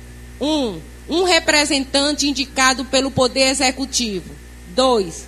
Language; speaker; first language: Portuguese; native; Portuguese